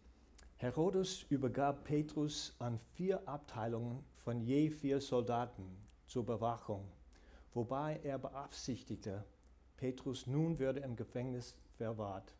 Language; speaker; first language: German; non-native, fluent; English